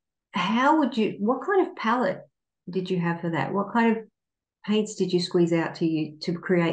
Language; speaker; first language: English; native; English